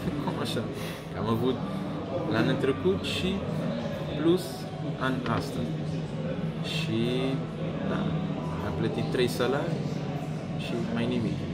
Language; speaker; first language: Romanian; non-native, learner; Kabuverdianu